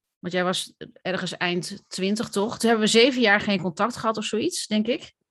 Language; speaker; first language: Dutch; native; Dutch